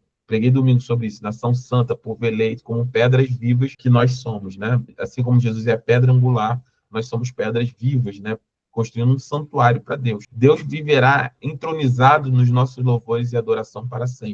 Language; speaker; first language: Portuguese; native; Portuguese